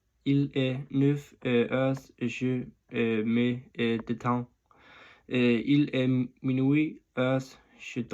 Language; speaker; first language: French; non-native, learner; Danish